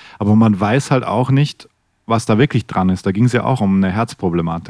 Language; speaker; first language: German; native; German